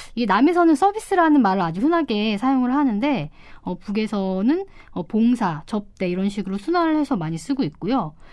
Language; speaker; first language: Korean; native; Korean